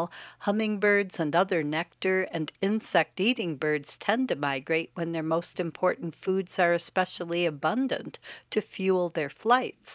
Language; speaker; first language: English; native; English